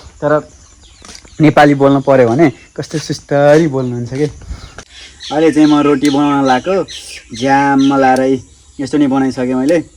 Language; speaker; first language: Nepali; non-native, local second language; Rana Tharu